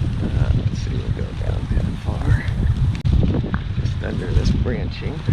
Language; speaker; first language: English; native; English